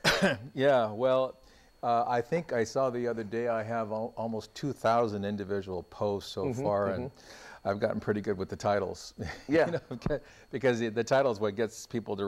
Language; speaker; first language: English; native; English